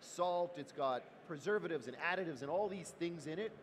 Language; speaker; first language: English; native; English